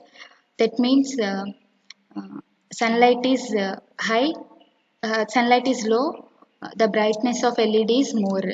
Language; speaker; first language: English; non-native, local second language; Telugu